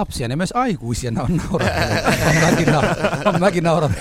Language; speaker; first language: Finnish; early bilingual, other home language; Somali